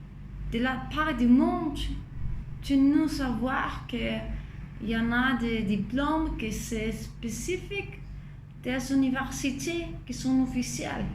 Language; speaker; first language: French; non-native, fluent; Spanish